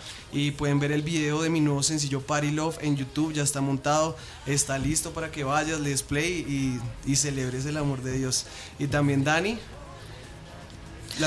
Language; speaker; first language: Spanish; native; Spanish